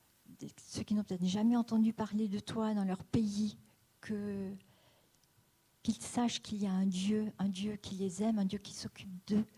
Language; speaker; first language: French; native; French